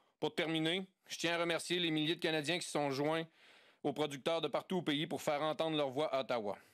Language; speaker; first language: French; native; French